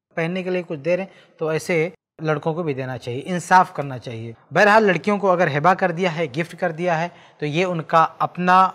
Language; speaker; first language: Urdu; native; Urdu